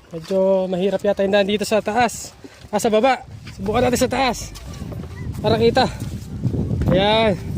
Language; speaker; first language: Filipino; native; Filipino